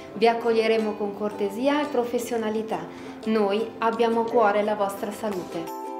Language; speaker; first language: Italian; non-native, fluent; Albanian